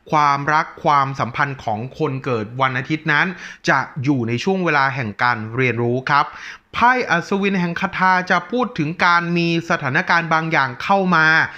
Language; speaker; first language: Thai; native; Thai